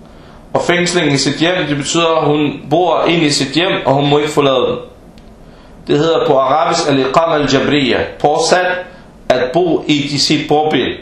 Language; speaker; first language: Danish; non-native, fluent; Arabic